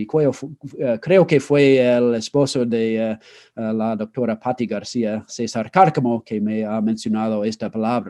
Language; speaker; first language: Spanish; non-native, fluent; English